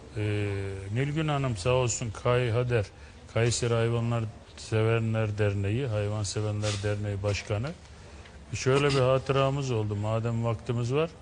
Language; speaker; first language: Turkish; native; Turkish